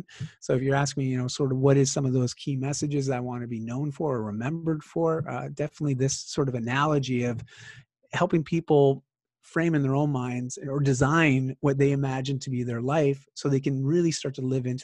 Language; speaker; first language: English; native; English